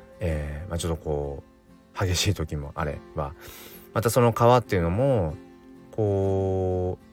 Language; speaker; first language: Japanese; native; Japanese